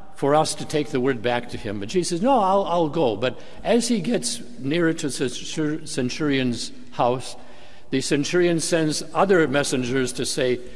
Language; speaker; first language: English; native; English